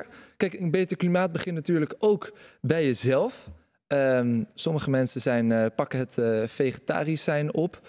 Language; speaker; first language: Dutch; native; Dutch